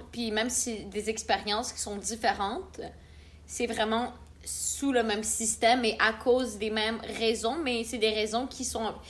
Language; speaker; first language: French; native; French